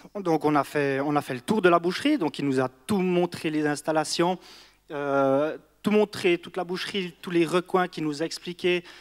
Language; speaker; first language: French; native; French